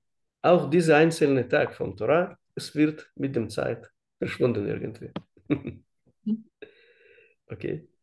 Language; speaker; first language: German; non-native, learner; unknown